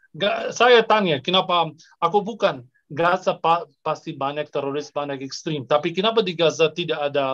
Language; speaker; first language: Indonesian; non-native, fluent; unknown